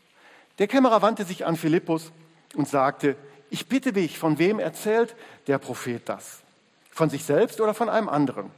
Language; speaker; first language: German; native; German